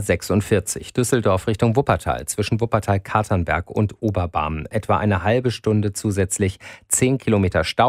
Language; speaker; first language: German; native; German